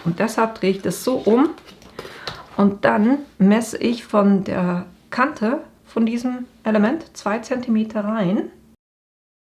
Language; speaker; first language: German; native; German